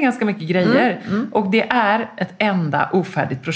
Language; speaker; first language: Swedish; native; Swedish